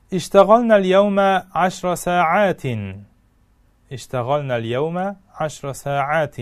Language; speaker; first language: Arabic; non-native, fluent; Uzbek